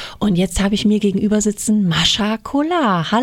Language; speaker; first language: German; native; German